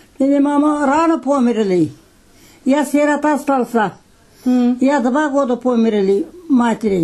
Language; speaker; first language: Russian; non-native, local second language; Kazakh